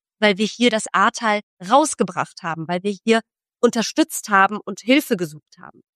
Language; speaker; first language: German; early bilingual, other home language; Polish